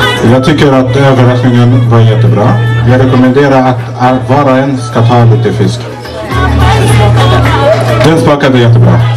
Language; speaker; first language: Swedish; early bilingual, other home language; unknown